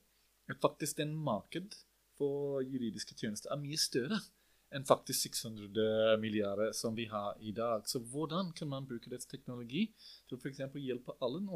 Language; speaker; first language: Norwegian; non-native, fluent; English